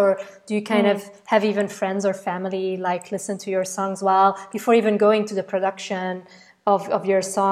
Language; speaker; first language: English; non-native, fluent; Dutch